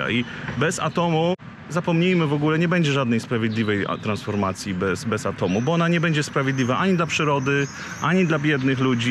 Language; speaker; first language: Polish; native; Polish